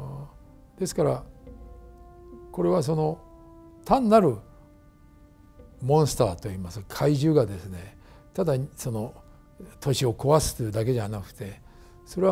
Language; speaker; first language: Japanese; native; Japanese